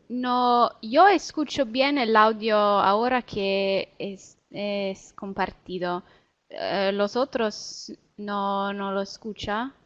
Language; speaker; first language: Spanish; non-native, learner; Italian